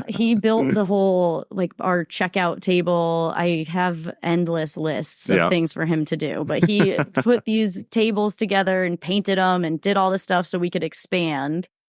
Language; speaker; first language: English; native; English